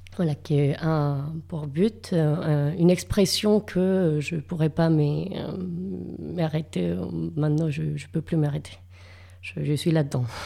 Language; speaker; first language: French; non-native, fluent; Spanish